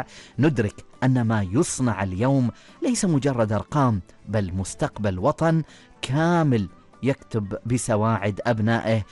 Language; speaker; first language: Arabic; native; Arabic